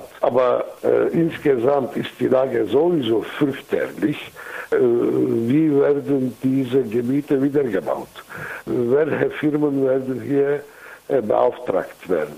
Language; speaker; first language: German; non-native, fluent; Kurdish